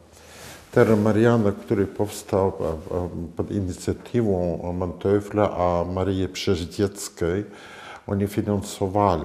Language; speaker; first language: Polish; non-native, fluent; Latvian